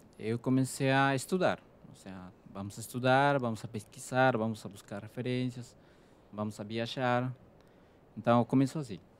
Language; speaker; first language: Portuguese; non-native, fluent; Spanish